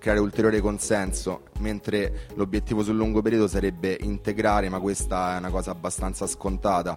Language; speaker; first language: Italian; native; Italian